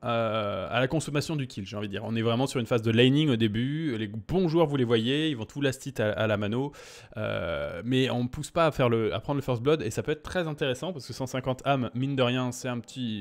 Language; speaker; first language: French; native; French